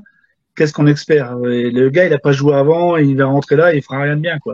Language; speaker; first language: French; native; French